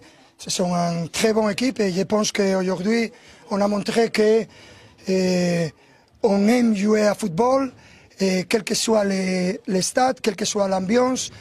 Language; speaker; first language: French; non-native, fluent; Spanish